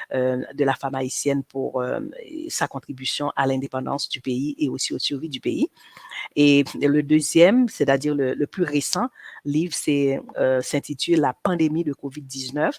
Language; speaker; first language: French; non-native, local second language; Haitian Creole